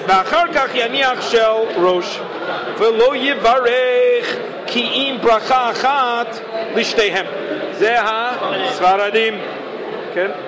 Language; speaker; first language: Hebrew; non-native, fluent; English